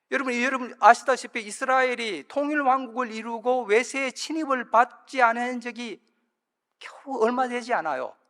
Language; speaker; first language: Korean; native; Korean